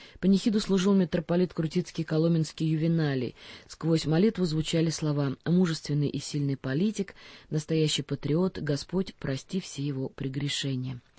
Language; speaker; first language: Russian; native; Russian